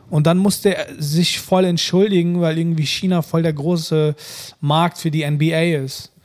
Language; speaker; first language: German; early bilingual, other home language; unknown